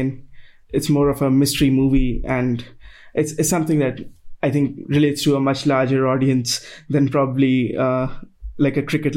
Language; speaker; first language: English; non-native, local second language; Hindi